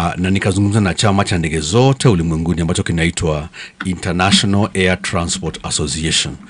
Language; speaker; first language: Swahili; non-native, local second language; Kikuyu